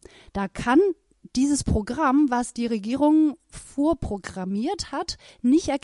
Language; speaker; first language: German; non-native, fluent; Persian